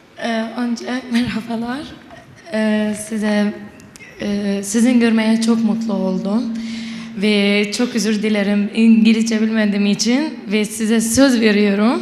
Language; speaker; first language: Turkish; non-native, local second language; Arabic